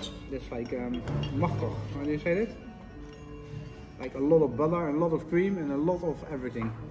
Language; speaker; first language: English; non-native, fluent; Dutch